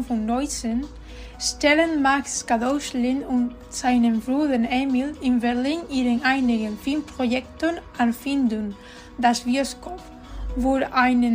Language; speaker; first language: German; non-native, learner; Spanish